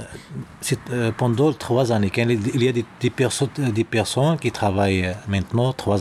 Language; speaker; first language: French; non-native, local second language; Arabic